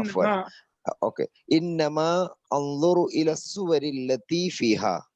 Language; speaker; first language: Arabic; non-native, learner; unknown